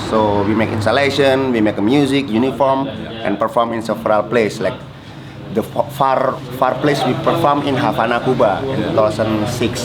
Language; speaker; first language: English; non-native, learner; Indonesian